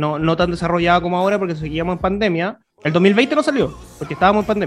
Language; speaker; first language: Spanish; native; Spanish